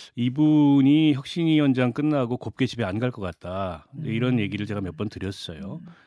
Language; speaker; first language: Korean; native; Korean